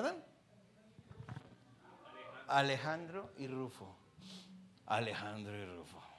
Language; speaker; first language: Spanish; native; Spanish